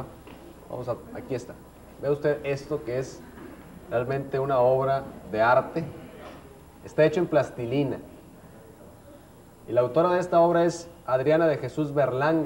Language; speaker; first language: Spanish; native; Spanish